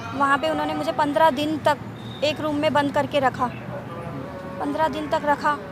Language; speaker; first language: Hindi; non-native, local second language; Tamil